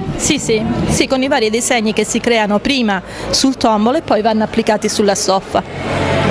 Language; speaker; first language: Italian; native; Italian